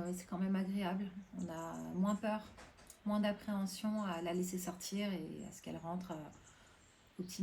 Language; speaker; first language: French; native; French